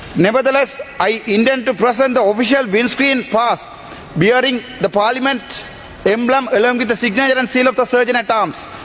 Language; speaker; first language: English; non-native, local second language; Tamil